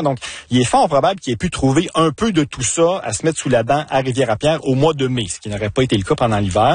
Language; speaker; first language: French; native; French